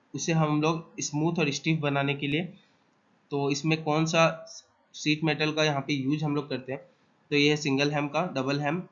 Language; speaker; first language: Hindi; non-native, local second language; Assamese